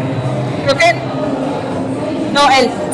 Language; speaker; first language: Spanish; native; Spanish